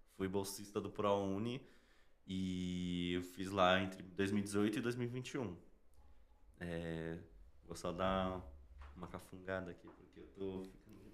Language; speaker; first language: Portuguese; native; Portuguese